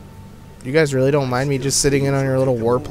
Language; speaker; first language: English; native; English